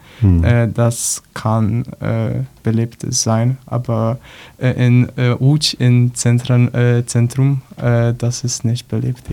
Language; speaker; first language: German; non-native, learner; Polish